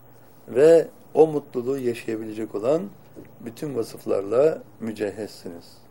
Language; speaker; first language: Turkish; native; Turkish